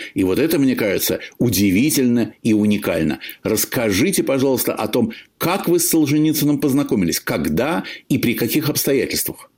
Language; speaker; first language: Russian; native; Russian